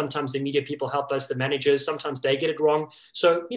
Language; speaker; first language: English; native; English